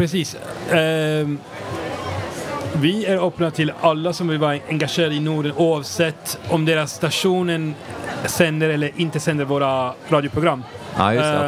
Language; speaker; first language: Swedish; non-native, fluent; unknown